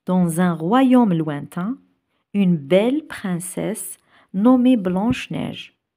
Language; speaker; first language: French; non-native, local second language; Arabic